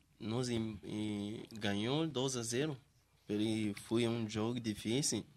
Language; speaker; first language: Portuguese; non-native, learner; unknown